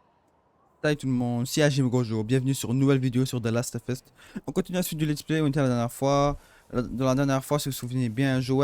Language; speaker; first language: French; native; French